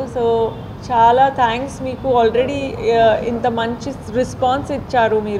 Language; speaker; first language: Telugu; non-native, fluent; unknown